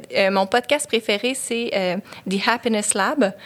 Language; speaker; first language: French; native; French